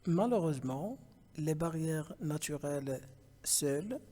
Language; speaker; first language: French; non-native, local second language; Arabic